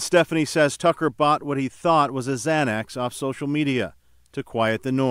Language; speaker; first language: English; native; English